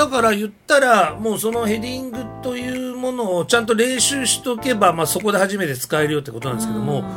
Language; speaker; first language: Japanese; native; Japanese